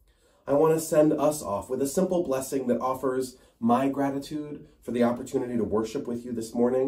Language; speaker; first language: English; native; English